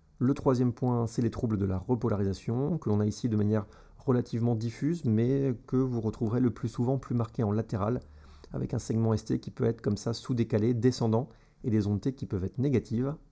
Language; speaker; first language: French; native; French